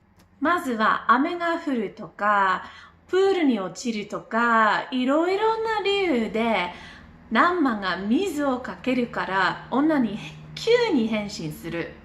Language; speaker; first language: Japanese; non-native, learner; English